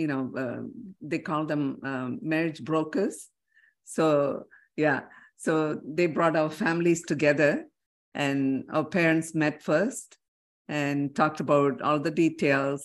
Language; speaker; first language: English; non-native, local second language; Tamil